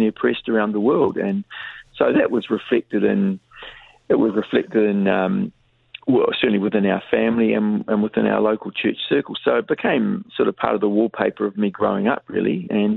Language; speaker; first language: English; native; English